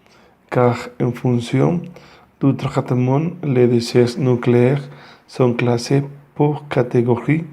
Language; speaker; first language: French; non-native, learner; Spanish